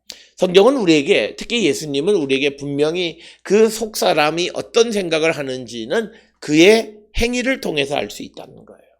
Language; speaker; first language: Korean; native; Korean